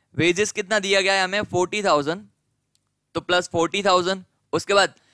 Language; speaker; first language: Hindi; non-native, local second language; Gujarati